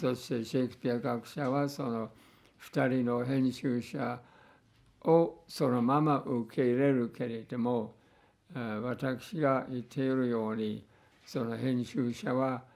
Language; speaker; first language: Japanese; non-native, fluent; English